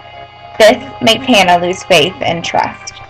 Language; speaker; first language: English; native; English